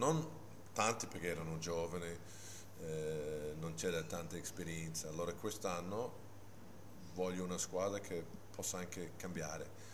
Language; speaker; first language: Italian; non-native, fluent; English